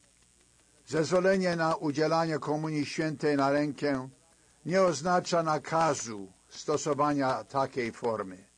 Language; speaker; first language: Polish; native; Polish